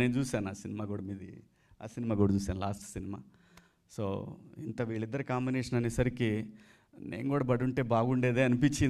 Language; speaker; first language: Telugu; native; Telugu